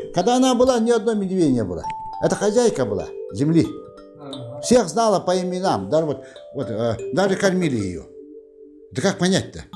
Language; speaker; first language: Russian; non-native, local second language; Yakut